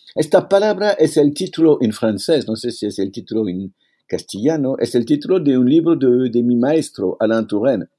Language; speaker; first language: Spanish; non-native, fluent; French